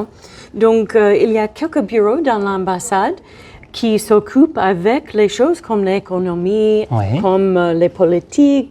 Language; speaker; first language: French; non-native, fluent; English